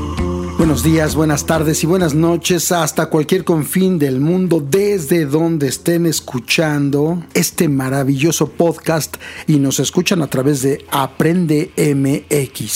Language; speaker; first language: Spanish; native; Spanish